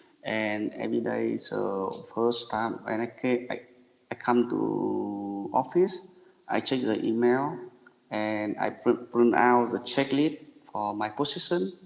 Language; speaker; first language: English; non-native, learner; Vietnamese